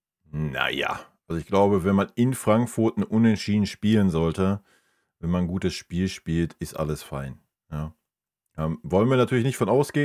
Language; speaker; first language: German; native; German